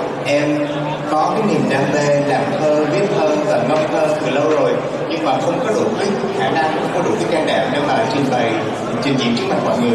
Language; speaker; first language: Vietnamese; early bilingual, heritage; Vietnamese